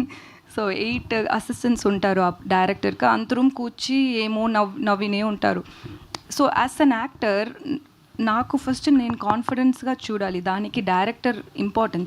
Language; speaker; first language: Telugu; non-native, learner; Tamil